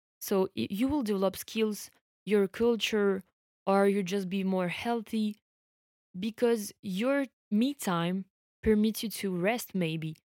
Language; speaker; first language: English; non-native, fluent; French